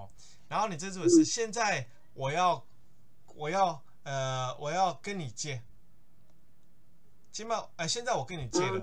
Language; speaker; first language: Chinese; native; Chinese